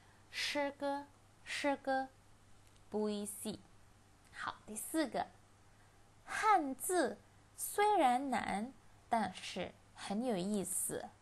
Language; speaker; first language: Chinese; non-native, fluent; Indonesian